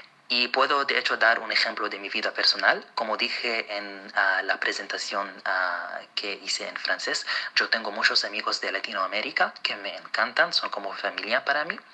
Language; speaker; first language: Spanish; non-native, fluent; Arabic